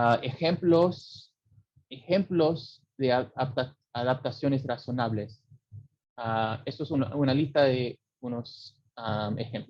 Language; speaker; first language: Spanish; early bilingual, heritage; English